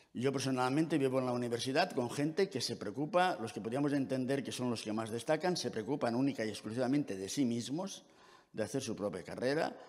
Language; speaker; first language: Spanish; native; Spanish